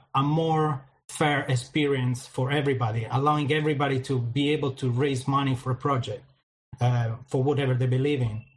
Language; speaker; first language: English; non-native, fluent; Italian